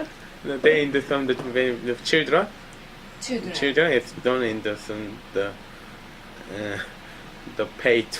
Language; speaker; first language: English; non-native, learner; Korean